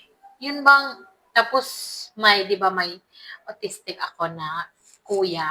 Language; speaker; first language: Filipino; non-native, local second language; Cebuano